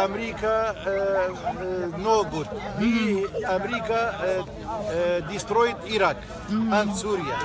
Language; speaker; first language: English; non-native, learner; Kurdish